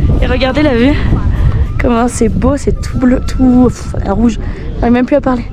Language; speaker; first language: French; native; French